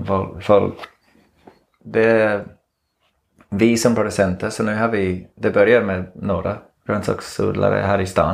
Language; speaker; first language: Swedish; non-native, fluent; English